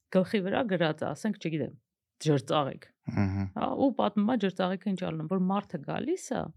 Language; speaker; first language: Armenian; native; Armenian